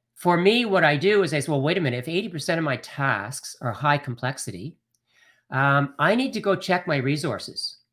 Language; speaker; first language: English; native; English